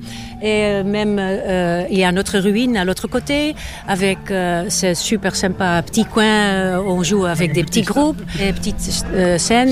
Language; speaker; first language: French; non-native, fluent; Dutch